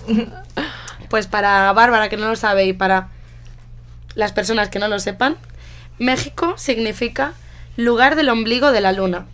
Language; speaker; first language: Spanish; native; Spanish